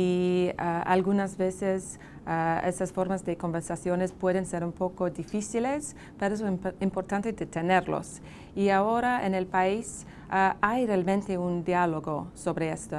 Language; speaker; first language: Spanish; non-native, fluent; English